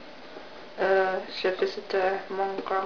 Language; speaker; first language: French; non-native, learner; English